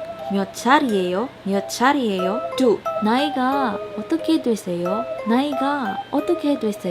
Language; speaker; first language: Korean; non-native, learner; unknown